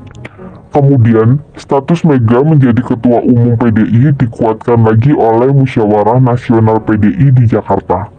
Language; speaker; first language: Indonesian; native; Indonesian